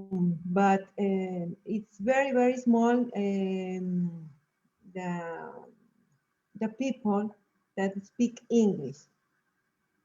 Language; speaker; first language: English; non-native, learner; Spanish